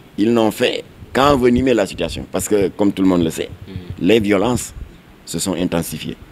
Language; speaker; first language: French; non-native, local second language; Wolof